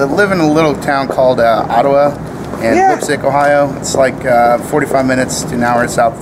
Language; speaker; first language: English; native; English